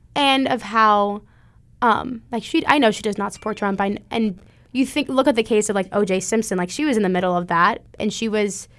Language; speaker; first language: English; native; English